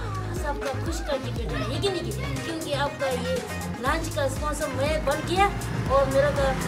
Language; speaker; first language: Hindi; non-native, local second language; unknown